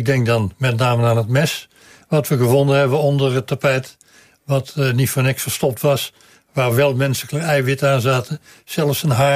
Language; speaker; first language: Dutch; native; Dutch